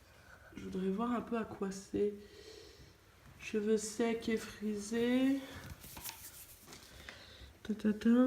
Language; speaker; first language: French; native; French